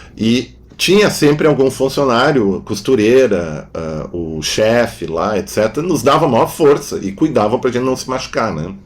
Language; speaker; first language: Portuguese; non-native, local second language; German